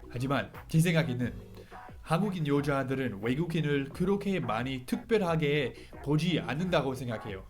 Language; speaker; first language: Korean; non-native, fluent; English